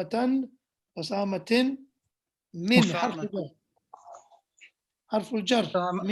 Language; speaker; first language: Arabic; non-native, fluent; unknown